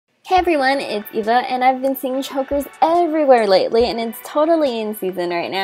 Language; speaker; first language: English; native; English